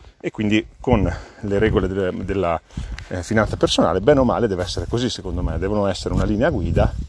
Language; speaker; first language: Italian; native; Italian